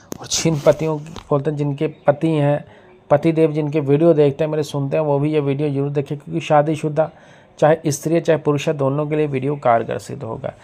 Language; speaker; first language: Hindi; native; Hindi